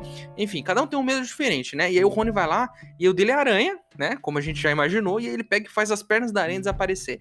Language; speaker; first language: Portuguese; native; Portuguese